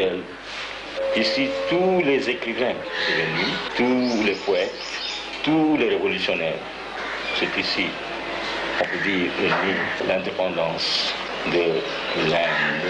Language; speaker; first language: French; non-native, local second language; Bangla